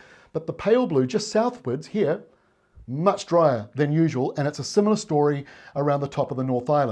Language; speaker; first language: English; native; English